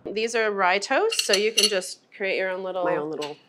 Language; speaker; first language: English; native; English